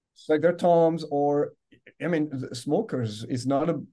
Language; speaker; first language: English; non-native, fluent; French